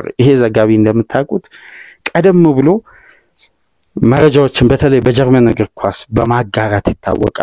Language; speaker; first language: Amharic; native; Amharic